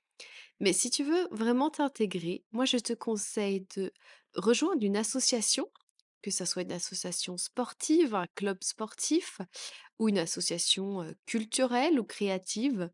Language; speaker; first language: French; native; French